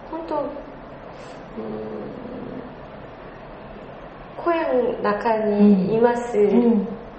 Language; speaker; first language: Japanese; non-native, learner; Korean